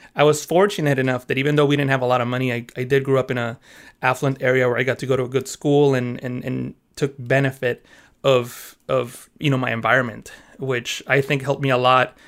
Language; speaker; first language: English; early bilingual, other home language; Spanish